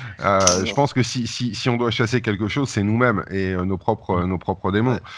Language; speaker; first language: French; native; French